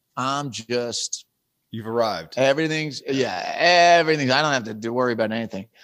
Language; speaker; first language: English; native; English